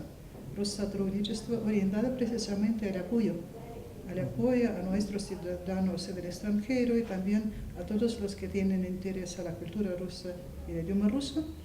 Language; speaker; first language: Spanish; non-native, fluent; Russian